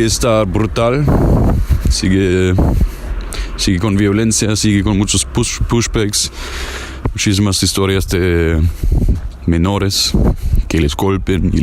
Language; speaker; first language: Spanish; non-native, fluent; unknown